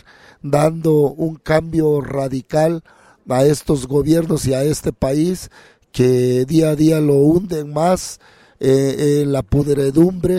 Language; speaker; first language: Spanish; native; Spanish